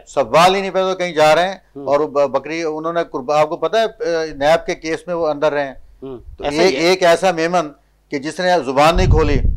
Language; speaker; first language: Urdu; native; Urdu